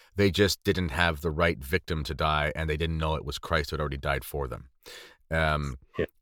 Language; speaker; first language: English; native; English